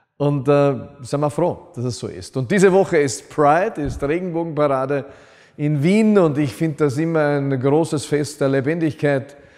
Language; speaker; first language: German; native; German